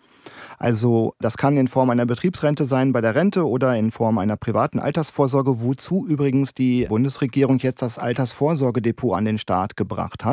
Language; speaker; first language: German; native; German